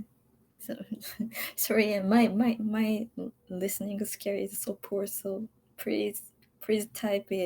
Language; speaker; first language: English; non-native, learner; Japanese